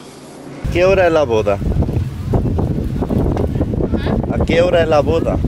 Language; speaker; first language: Spanish; early bilingual, heritage; English